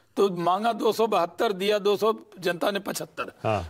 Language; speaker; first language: Hindi; native; Hindi